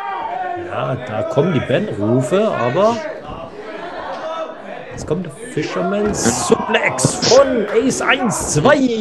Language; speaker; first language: German; native; German